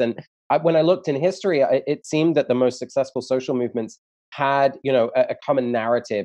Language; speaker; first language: English; native; English